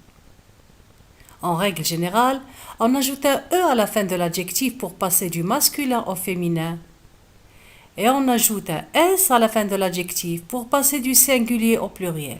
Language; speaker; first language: French; non-native, local second language; Arabic